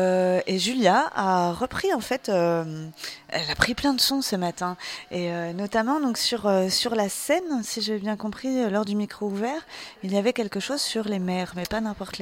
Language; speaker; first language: French; native; French